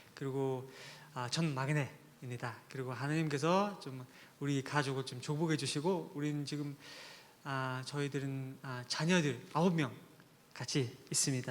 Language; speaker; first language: Korean; non-native, learner; Mongolian